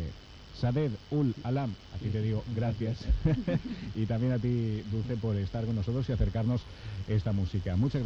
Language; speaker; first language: Spanish; native; Spanish